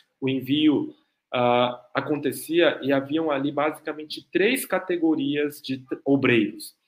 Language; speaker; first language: Portuguese; non-native, fluent; Korean